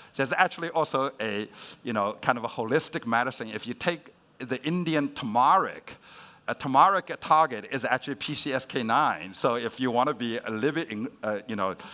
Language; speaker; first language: English; non-native, fluent; Chinese